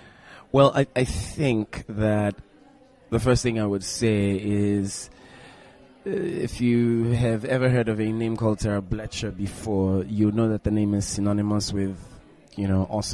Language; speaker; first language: English; non-native, local second language; Igbo